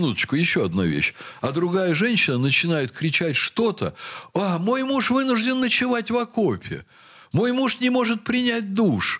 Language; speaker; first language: Russian; native; Russian